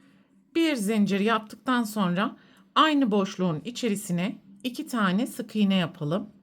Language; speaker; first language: Turkish; native; Turkish